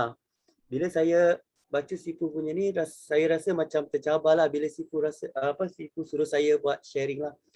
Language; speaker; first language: Malay; native; Malay